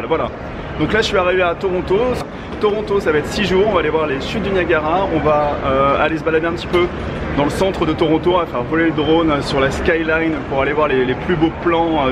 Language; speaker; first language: French; native; French